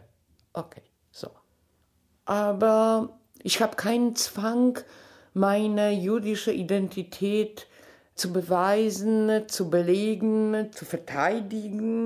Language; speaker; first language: German; non-native, fluent; Polish